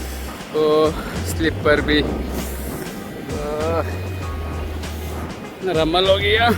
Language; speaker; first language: Hindi; non-native, local second language; Kannada